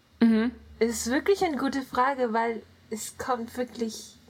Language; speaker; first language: German; non-native, learner; Japanese